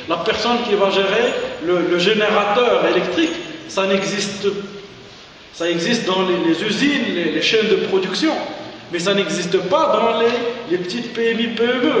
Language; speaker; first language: French; non-native, local second language; Arabic